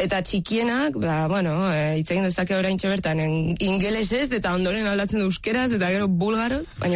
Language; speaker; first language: Basque; early bilingual, other home language; Bulgarian